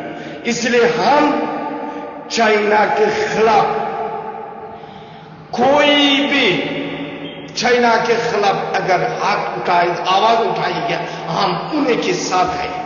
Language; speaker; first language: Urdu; non-native, learner; Uyghur